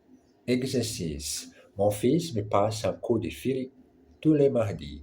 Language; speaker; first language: French; non-native, learner; German